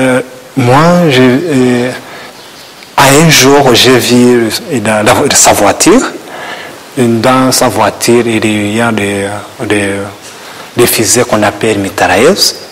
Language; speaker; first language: French; non-native, learner; Kinyarwanda